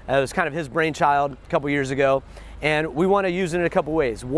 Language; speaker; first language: English; native; English